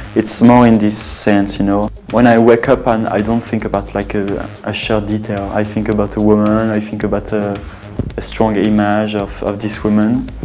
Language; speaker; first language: English; non-native, fluent; French